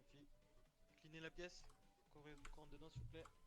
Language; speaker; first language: French; native; French